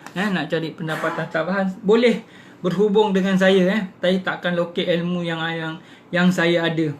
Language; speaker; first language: Malay; native; Malay